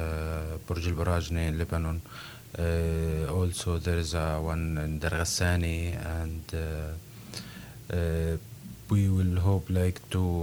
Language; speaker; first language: English; non-native, learner; Arabic